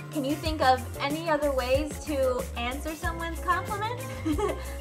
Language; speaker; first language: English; native; English